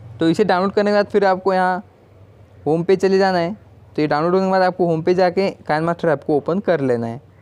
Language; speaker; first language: Hindi; non-native, local second language; Marathi